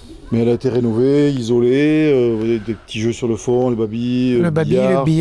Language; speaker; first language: French; native; French